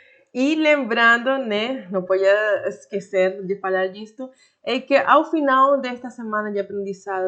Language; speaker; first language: Portuguese; non-native, fluent; Spanish